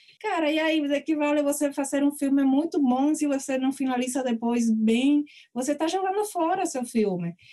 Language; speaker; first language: Portuguese; non-native, fluent; Spanish